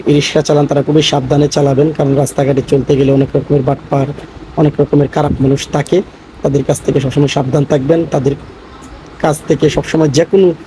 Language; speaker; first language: Bangla; native; Bangla